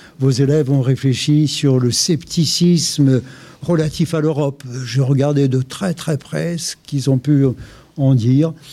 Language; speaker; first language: French; native; French